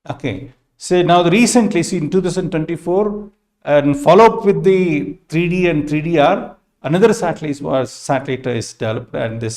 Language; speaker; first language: English; non-native, local second language; Kannada